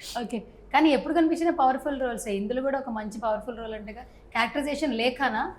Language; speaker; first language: Telugu; native; Telugu